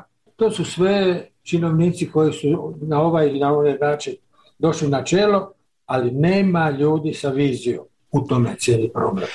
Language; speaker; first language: Serbian; native; Serbian